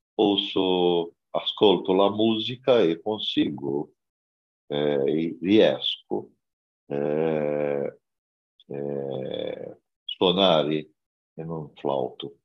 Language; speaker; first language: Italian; non-native, learner; Portuguese